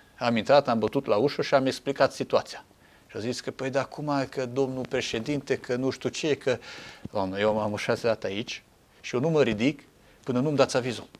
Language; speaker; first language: Romanian; non-native, local second language; Hungarian